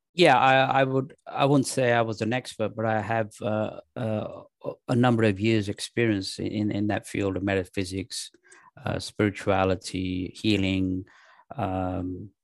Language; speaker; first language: English; native; English